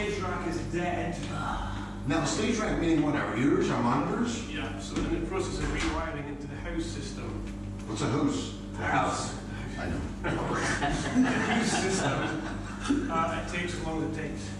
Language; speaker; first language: English; native; English